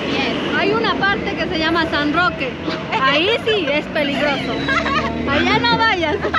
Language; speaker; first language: Spanish; native; Spanish